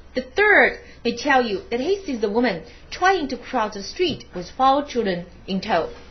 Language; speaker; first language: English; non-native, fluent; Chinese